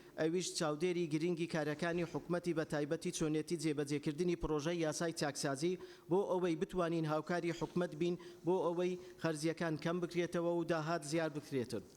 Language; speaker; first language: Central Kurdish; non-native, local second language; Turkish